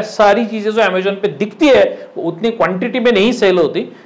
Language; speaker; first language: Hindi; non-native, local second language; Marathi